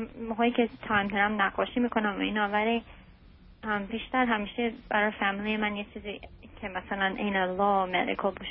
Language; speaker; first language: Persian; early bilingual, heritage; Persian